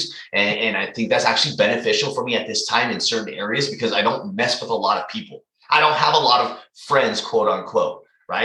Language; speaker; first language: English; native; English